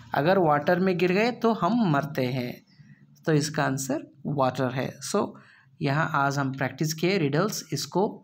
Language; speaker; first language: Hindi; non-native, local second language; Kannada